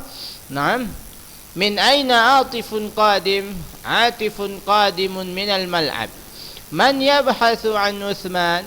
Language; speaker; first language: Arabic; non-native, fluent; Indonesian